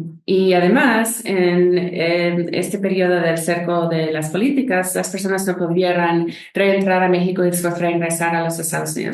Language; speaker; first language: Spanish; non-native, fluent; English